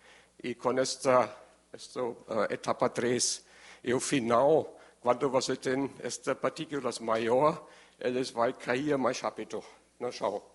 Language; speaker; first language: Portuguese; non-native, learner; German